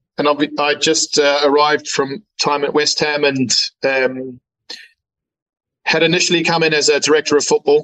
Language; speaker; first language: English; native; English